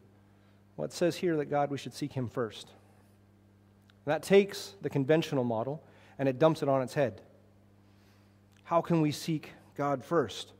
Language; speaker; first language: English; native; English